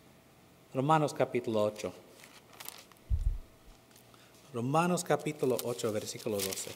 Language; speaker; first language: Spanish; non-native, fluent; English